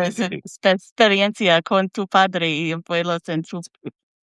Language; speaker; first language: Spanish; non-native, learner; English